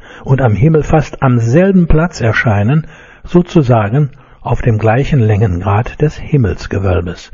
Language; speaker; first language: German; native; German